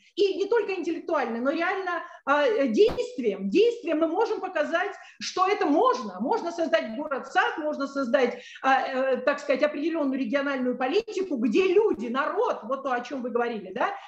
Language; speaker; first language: Russian; native; Russian